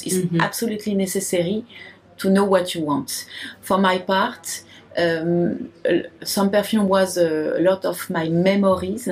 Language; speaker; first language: English; non-native, learner; French